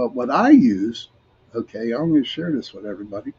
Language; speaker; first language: English; native; English